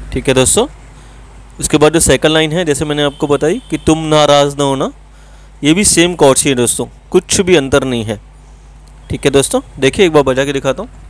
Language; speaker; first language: Hindi; native; Hindi